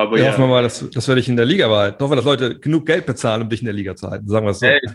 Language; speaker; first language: German; native; German